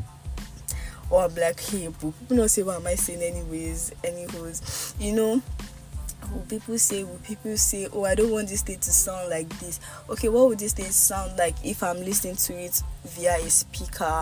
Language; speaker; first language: English; non-native, local second language; Yoruba